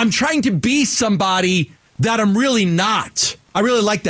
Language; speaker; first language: English; native; English